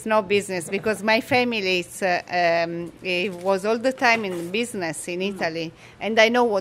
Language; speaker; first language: English; non-native, learner; Italian